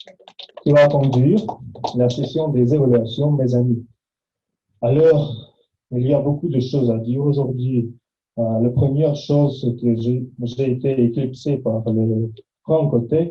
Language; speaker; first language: French; non-native, fluent; Russian